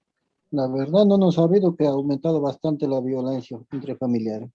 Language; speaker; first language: Spanish; native; Spanish